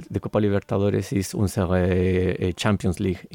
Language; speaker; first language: German; non-native, learner; Spanish